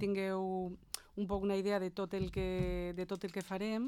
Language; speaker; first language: Catalan; native; Catalan